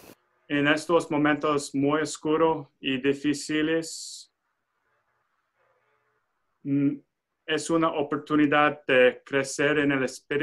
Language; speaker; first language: Spanish; non-native, fluent; English